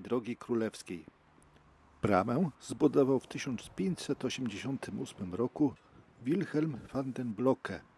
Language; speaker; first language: Polish; native; Polish